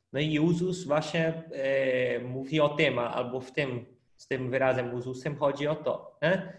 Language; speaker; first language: Polish; non-native, fluent; Portuguese